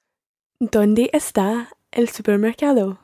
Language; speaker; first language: Spanish; non-native, learner; English